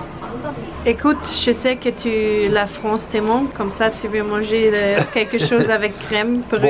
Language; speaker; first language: French; non-native, learner; Japanese